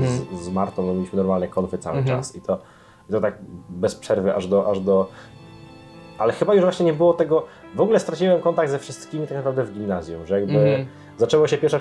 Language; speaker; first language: Polish; native; Polish